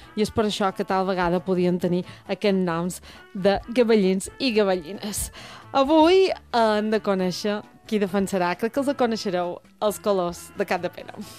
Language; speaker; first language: Catalan; native; Catalan